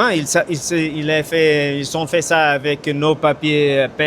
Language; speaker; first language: French; non-native, fluent; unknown